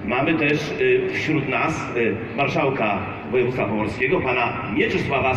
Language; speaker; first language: Polish; native; Polish